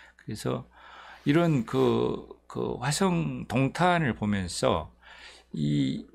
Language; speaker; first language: Korean; native; Korean